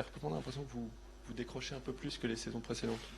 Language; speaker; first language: French; native; French